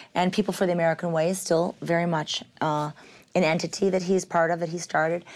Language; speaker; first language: English; native; English